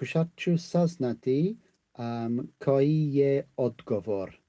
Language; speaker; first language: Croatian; non-native, learner; English